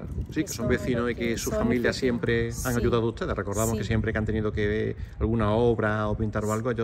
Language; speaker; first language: Spanish; native; Spanish